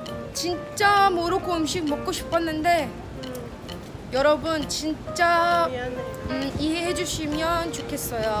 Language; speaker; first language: Korean; non-native, fluent; Arabic